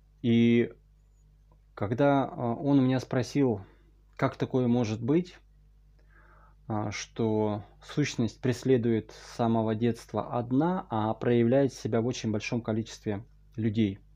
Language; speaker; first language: Russian; native; Russian